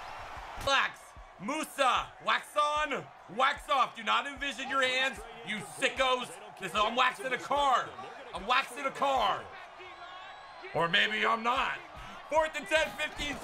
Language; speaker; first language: English; native; English